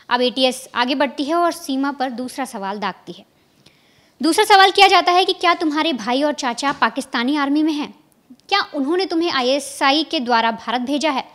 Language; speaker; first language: Hindi; native; Hindi